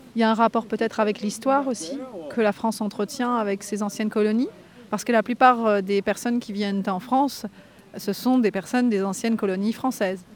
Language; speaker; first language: French; native; French